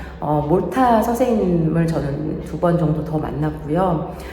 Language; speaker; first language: Korean; native; Korean